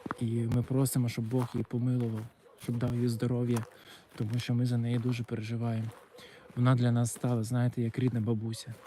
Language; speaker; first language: Ukrainian; non-native, local second language; Russian